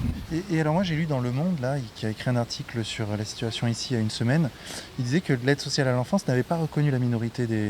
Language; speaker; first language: French; native; French